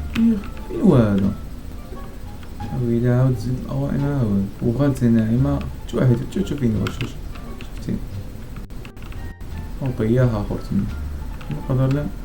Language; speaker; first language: Arabic; native; Arabic